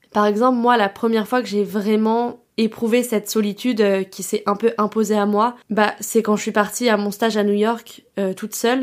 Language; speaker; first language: French; native; French